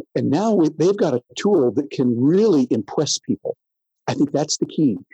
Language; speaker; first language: English; native; English